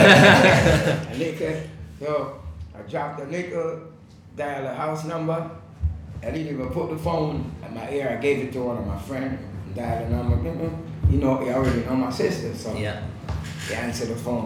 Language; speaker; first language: English; non-native, local second language; Jamaican Creole English